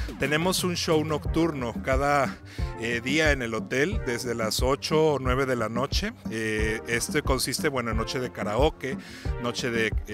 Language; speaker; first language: Spanish; native; Spanish